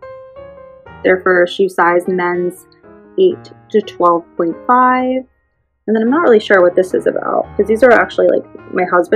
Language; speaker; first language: English; native; English